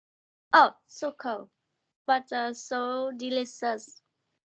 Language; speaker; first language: English; non-native, learner; Vietnamese